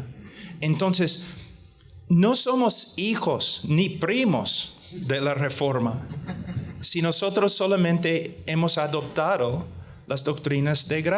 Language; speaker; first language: Spanish; non-native, fluent; English